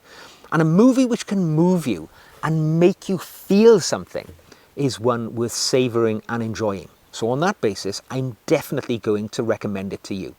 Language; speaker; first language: English; native; English